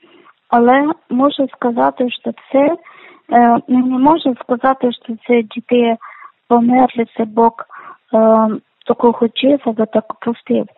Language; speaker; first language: Ukrainian; non-native, learner; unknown